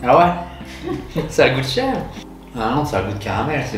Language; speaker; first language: French; native; French